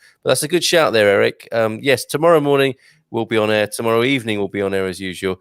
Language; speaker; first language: English; native; English